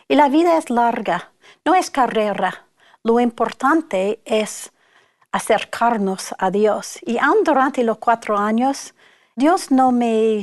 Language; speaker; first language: Spanish; non-native, fluent; English